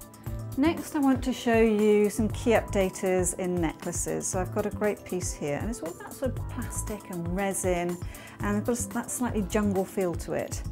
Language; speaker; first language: English; native; English